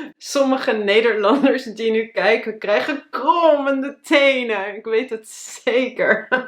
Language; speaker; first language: Dutch; native; Dutch